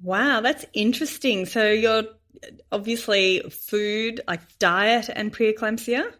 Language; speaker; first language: English; native; English